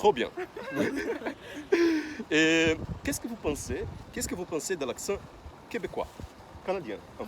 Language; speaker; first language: French; non-native, fluent; Portuguese